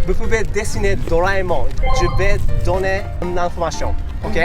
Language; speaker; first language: French; non-native, learner; Japanese